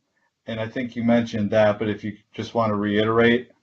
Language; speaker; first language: English; native; English